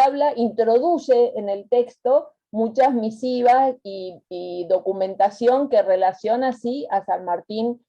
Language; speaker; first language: Spanish; native; Spanish